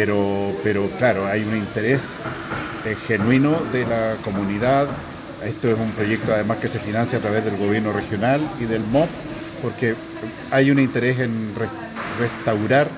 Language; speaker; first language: Spanish; native; Spanish